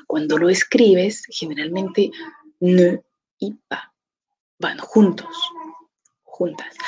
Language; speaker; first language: Spanish; non-native, fluent; French